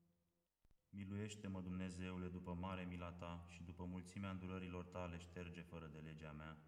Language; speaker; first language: Romanian; native; Romanian